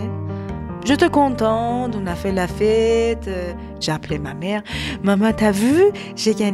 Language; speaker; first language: French; non-native, learner; Persian